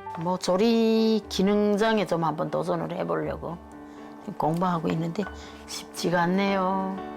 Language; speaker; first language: Korean; native; Korean